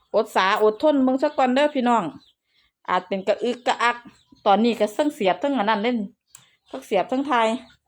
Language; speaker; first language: Thai; native; Thai